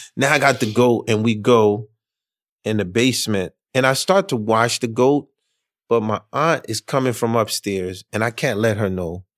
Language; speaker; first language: English; early bilingual, other home language; Haitian Creole